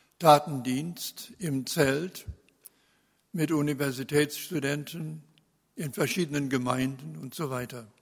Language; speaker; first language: German; early bilingual, heritage; German